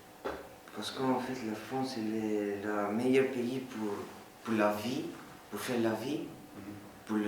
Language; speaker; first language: French; non-native, learner; Albanian